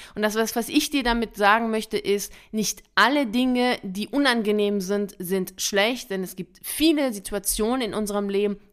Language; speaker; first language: German; early bilingual, other home language; Persian